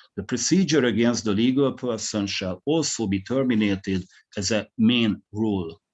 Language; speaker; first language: English; non-native, fluent; Hungarian